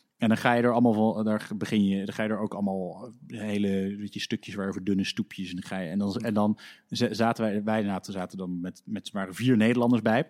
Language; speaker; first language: Dutch; native; Dutch